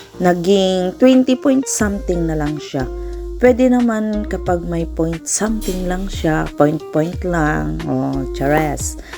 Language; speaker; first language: Filipino; non-native, local second language; Iloko